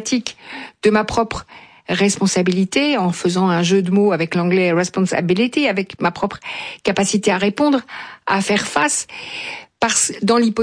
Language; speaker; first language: French; native; French